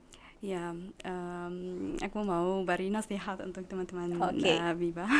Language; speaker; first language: Indonesian; non-native, learner; Arabic